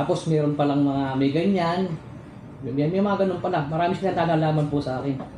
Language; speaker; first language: Filipino; native; Filipino